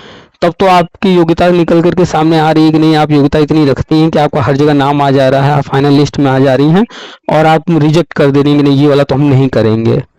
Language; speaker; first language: Hindi; native; Hindi